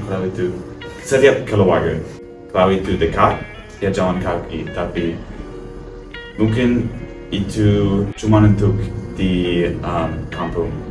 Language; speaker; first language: Indonesian; non-native, learner; English